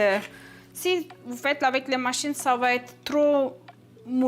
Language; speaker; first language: French; non-native, learner; Turkish